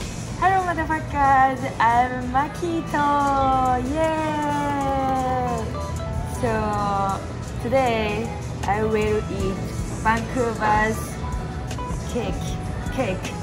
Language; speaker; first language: English; non-native, learner; Japanese